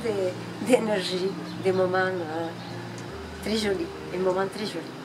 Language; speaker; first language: French; non-native, fluent; Spanish